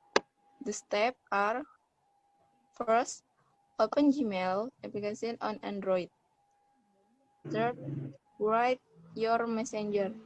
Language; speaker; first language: English; non-native, learner; Indonesian